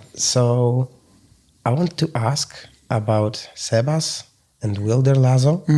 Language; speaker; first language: English; non-native, fluent; Polish